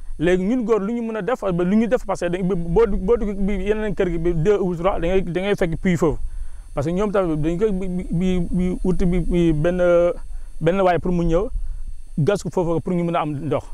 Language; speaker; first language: Wolof; non-native, local second language; Mandingo